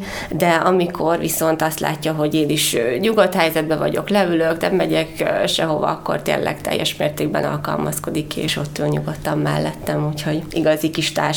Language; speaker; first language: Hungarian; native; Hungarian